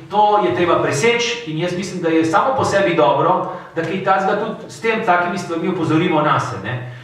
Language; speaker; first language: Slovenian; early bilingual, heritage; Slovenian